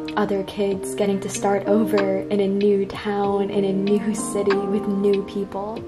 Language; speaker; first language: English; native; English